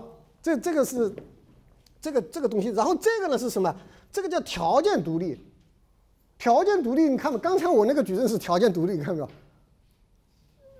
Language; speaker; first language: Chinese; native; Chinese